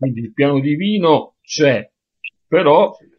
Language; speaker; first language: Italian; native; Italian